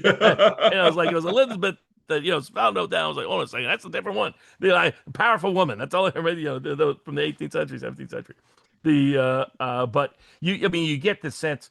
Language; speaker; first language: English; native; English